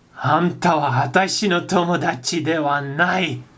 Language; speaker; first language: Japanese; non-native, learner; English